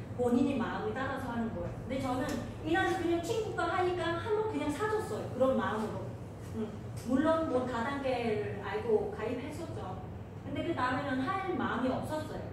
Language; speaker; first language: Korean; non-native, fluent; Vietnamese